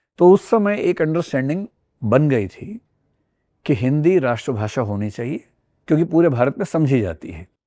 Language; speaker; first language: Hindi; native; Hindi